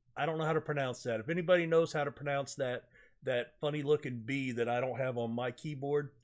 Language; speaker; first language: English; native; English